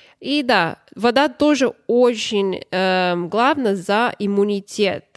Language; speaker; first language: Russian; non-native, fluent; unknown